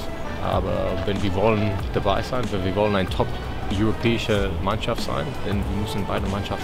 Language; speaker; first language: German; non-native, fluent; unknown